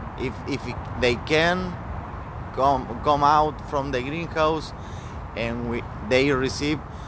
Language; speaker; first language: English; non-native, learner; Spanish